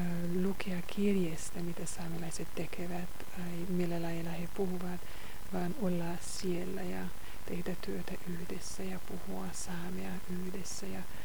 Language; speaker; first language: Finnish; non-native, fluent; Hungarian